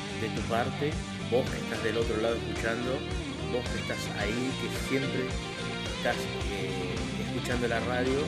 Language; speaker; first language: Spanish; native; Spanish